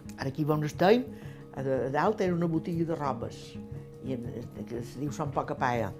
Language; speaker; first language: Catalan; native; Catalan